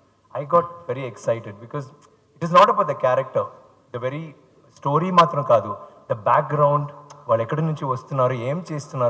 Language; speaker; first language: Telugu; non-native, fluent; Tamil